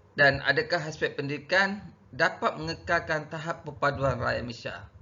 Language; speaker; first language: Malay; native; Malay